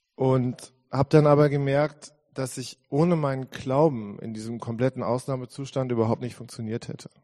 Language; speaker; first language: German; native; German